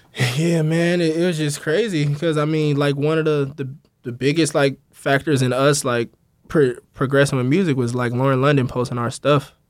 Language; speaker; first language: English; native; English